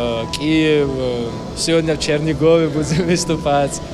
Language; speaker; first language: Ukrainian; non-native, learner; Georgian